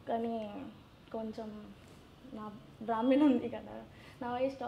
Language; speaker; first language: Telugu; non-native, learner; Gujarati